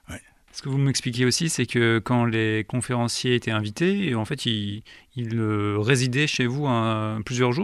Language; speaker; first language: French; native; French